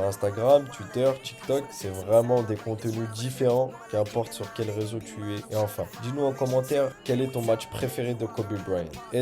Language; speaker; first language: French; native; French